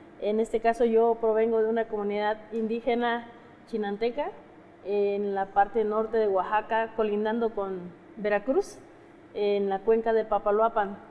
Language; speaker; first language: Spanish; non-native, local second language; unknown